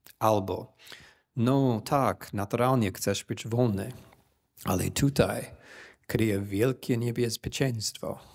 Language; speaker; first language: Polish; non-native, fluent; English